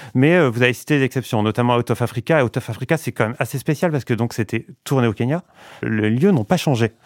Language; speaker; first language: French; native; French